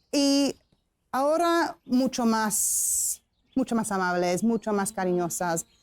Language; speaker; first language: Spanish; non-native, learner; English